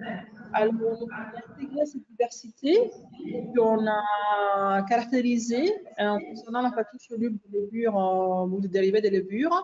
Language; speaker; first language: French; non-native, fluent; Greek